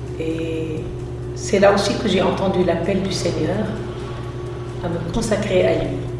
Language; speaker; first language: French; non-native, local second language; Arabic